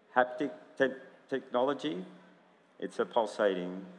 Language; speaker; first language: English; native; English